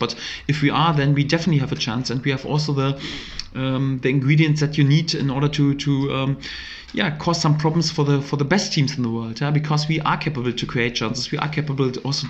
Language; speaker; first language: English; non-native, fluent; German